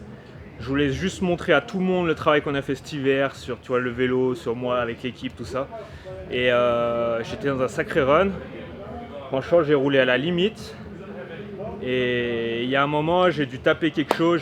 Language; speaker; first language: French; native; French